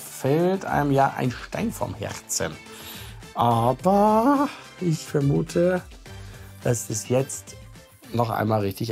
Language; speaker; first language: German; native; German